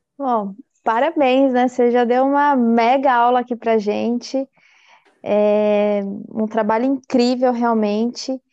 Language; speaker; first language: Portuguese; native; Portuguese